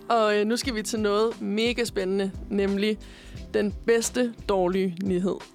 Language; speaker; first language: Danish; native; Danish